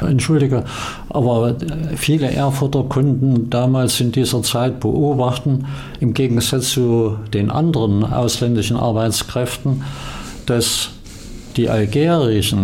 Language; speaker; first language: German; native; German